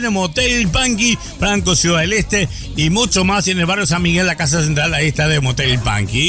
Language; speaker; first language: Spanish; native; Spanish